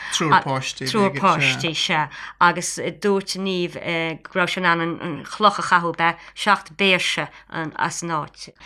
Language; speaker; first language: Irish; native; Irish